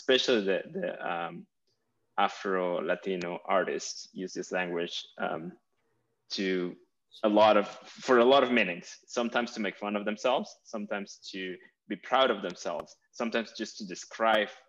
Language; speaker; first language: English; non-native, fluent; Spanish